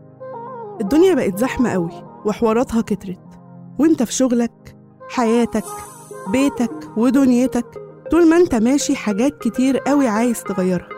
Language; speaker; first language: Arabic; native; Arabic